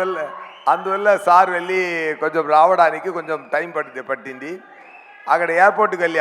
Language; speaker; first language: Telugu; non-native, learner; Tamil